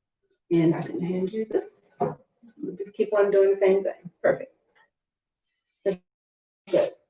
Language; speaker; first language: English; native; English